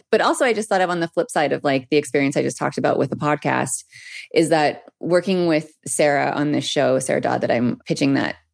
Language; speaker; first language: English; native; English